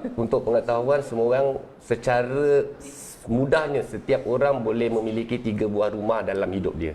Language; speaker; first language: Malay; native; Malay